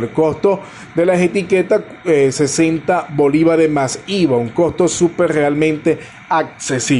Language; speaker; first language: Spanish; native; Spanish